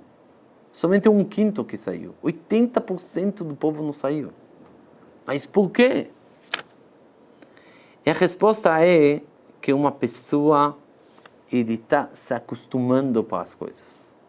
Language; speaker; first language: Portuguese; non-native, fluent; Hebrew